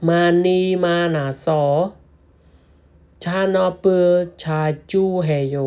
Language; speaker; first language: Korean; non-native, learner; Khmer